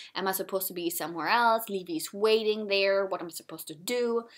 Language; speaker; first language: English; non-native, fluent; German